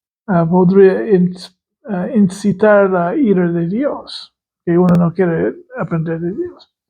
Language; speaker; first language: Spanish; non-native, fluent; English